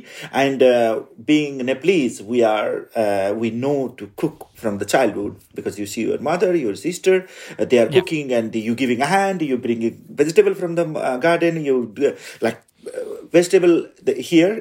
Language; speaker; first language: English; non-native, local second language; Nepali